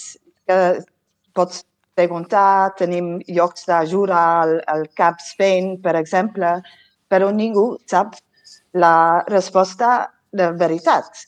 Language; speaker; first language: Spanish; non-native, learner; English